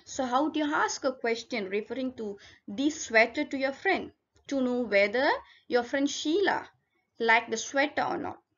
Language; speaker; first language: English; non-native, local second language; Tamil